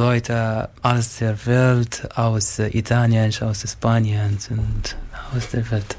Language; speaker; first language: German; non-native, learner; Arabic